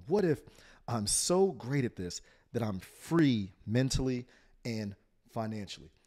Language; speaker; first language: English; native; English